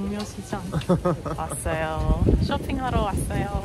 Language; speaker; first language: Korean; non-native, learner; English